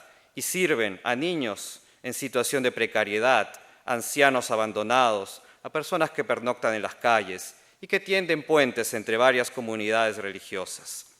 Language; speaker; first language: Spanish; native; Spanish